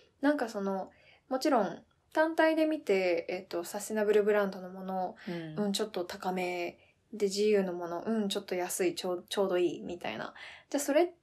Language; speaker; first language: Japanese; early bilingual, heritage; Japanese